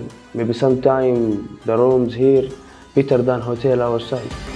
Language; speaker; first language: English; non-native, learner; Arabic